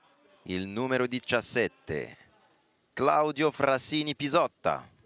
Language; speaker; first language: Italian; non-native, fluent; French